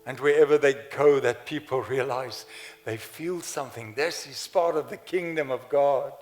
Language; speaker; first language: English; non-native, local second language; Afrikaans